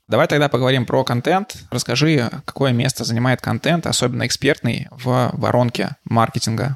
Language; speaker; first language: Russian; native; Russian